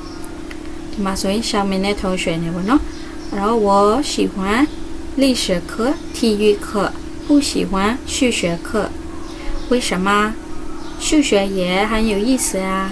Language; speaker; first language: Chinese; non-native, fluent; Burmese